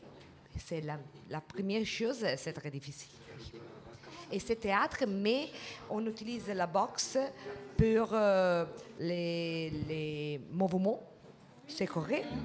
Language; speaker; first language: French; non-native, learner; Italian